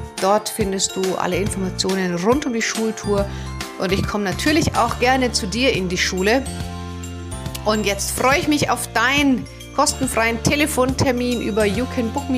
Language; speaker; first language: German; native; German